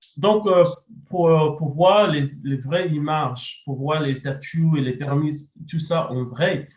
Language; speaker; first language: French; non-native, fluent; English